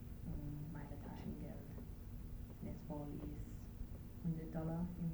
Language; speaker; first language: German; non-native, learner; English